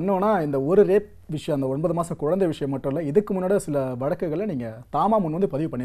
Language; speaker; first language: Tamil; native; Tamil